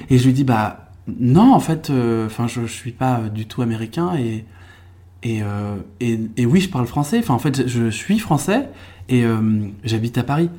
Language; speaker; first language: French; native; French